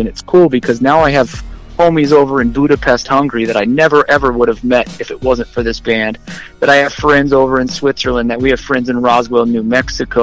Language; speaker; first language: English; native; English